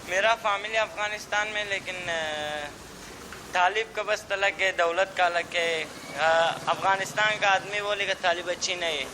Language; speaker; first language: Hindi; non-native, learner; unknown